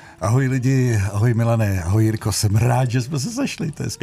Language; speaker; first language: Czech; native; Czech